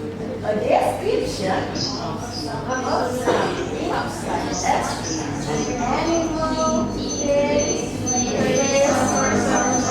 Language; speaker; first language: English; non-native, local second language; Indonesian